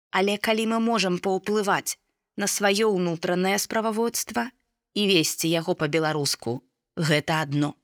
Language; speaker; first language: Belarusian; non-native, local second language; Russian